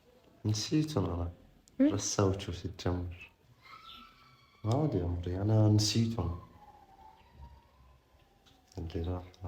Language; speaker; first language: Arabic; non-native, learner; Amharic